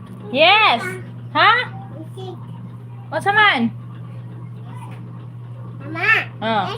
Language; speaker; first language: English; non-native, local second language; Cebuano